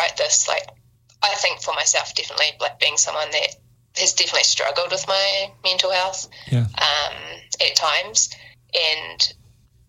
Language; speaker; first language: English; native; English